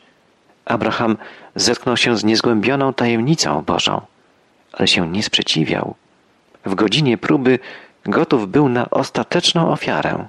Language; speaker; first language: Polish; native; Polish